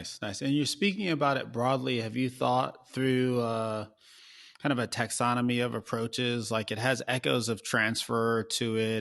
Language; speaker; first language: English; native; English